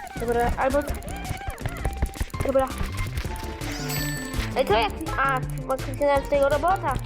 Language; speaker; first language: Polish; early bilingual, other home language; Ukrainian